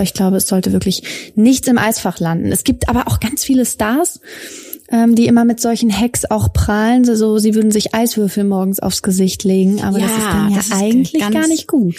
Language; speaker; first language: German; native; German